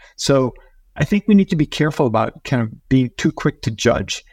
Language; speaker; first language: English; early bilingual, other home language; Spanish